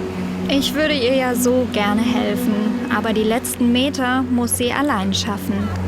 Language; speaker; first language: German; native; German